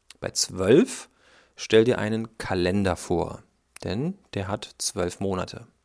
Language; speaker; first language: German; native; German